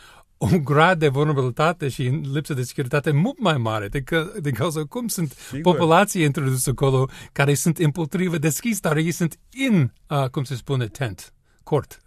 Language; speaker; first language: Romanian; non-native, learner; English